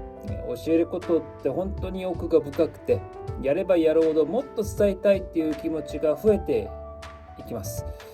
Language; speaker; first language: Japanese; non-native, fluent; Korean